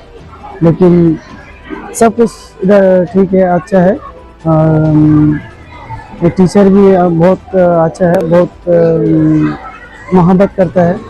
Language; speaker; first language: Hindi; non-native, local second language; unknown